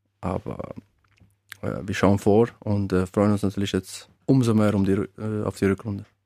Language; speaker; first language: German; early bilingual, other home language; Albanian